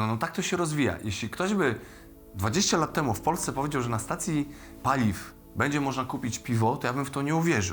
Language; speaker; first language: Polish; native; Polish